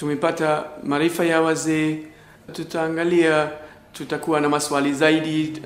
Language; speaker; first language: Swahili; non-native, fluent; German